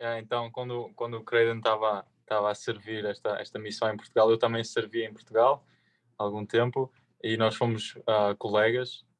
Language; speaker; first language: Portuguese; native; Portuguese